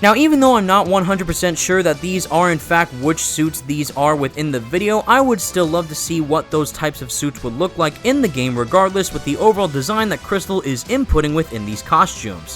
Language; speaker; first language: English; native; English